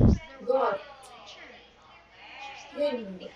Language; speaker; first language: English; non-native, learner; Vietnamese